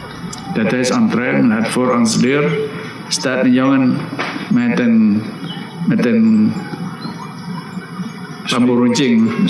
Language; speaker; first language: Dutch; non-native, local second language; Minangkabau